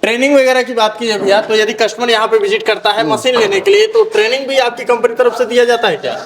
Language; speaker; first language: Hindi; native; Hindi